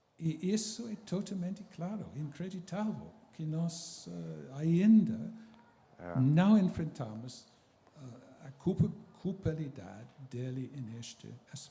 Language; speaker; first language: Portuguese; non-native, fluent; English